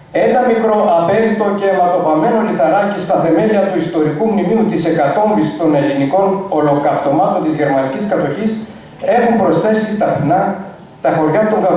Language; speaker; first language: Greek; native; Greek